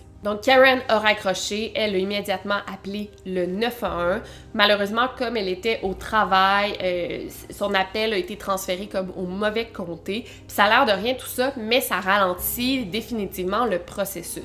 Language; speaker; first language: French; native; French